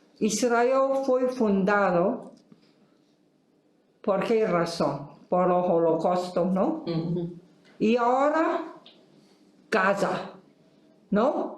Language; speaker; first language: Spanish; non-native, fluent; Chinese